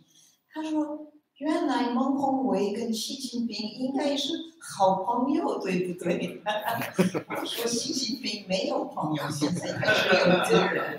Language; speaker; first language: Chinese; non-native, fluent; French